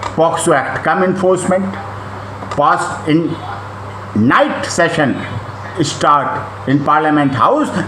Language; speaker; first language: English; non-native, local second language; Hindi